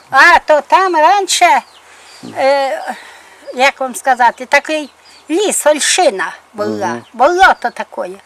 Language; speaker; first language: Ukrainian; native; Ukrainian